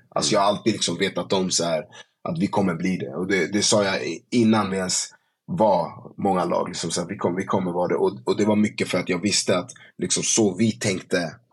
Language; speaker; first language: Swedish; early bilingual, other home language; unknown